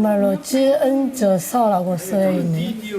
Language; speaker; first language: Korean; non-native, learner; Chinese